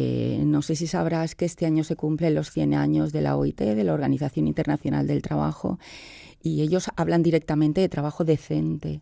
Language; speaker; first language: Spanish; native; Spanish